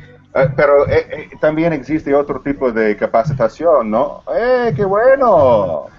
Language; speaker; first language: Spanish; non-native, fluent; English